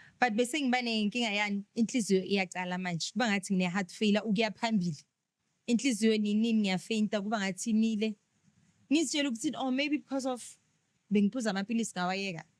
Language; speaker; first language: Zulu; non-native, local second language; Tsonga